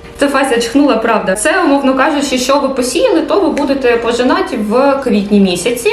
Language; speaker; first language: Ukrainian; non-native, local second language; Russian